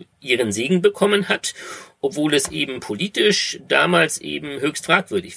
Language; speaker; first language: German; native; German